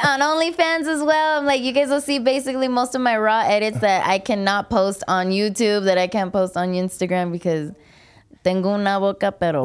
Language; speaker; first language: English; early bilingual, other home language; Spanish